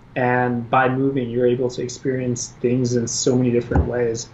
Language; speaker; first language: English; early bilingual, other home language; Albanian